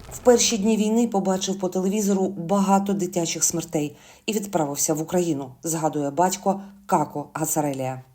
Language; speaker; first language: Ukrainian; native; Ukrainian